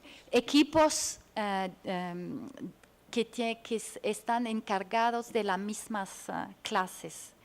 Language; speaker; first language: Spanish; non-native, fluent; French